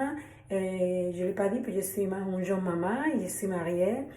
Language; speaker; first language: French; non-native, learner; Spanish